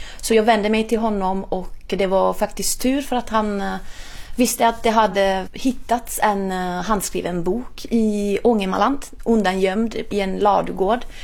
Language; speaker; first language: Swedish; non-native, fluent; Italian